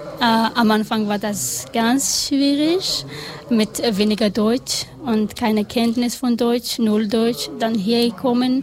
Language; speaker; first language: German; non-native, learner; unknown